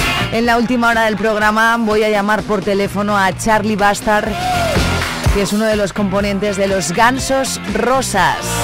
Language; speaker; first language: Spanish; native; Spanish